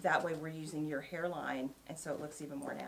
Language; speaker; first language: English; native; English